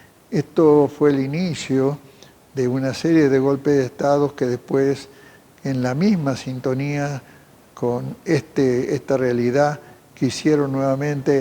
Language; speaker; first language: Spanish; native; Spanish